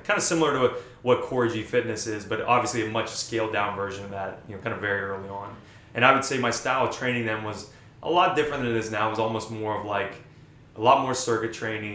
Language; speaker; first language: English; native; English